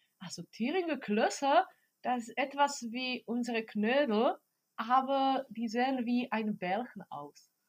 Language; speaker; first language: German; non-native, fluent; Czech